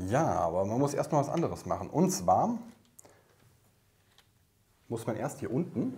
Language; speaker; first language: German; native; German